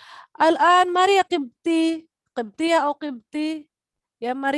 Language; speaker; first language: Arabic; non-native, fluent; Indonesian